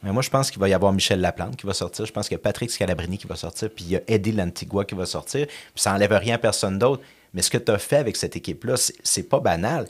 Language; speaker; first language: French; native; French